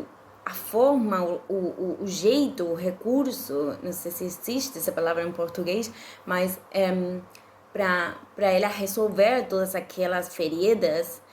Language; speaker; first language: Portuguese; non-native, fluent; Spanish